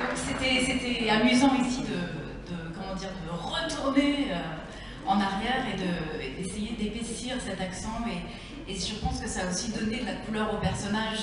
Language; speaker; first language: French; native; French